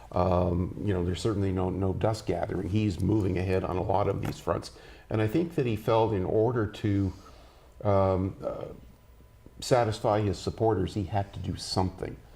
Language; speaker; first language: English; native; English